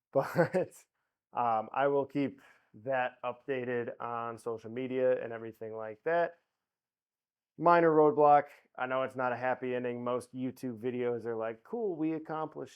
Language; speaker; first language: English; native; English